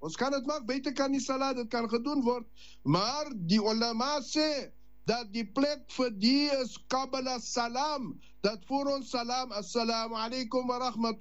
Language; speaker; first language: Dutch; non-native, learner; Afrikaans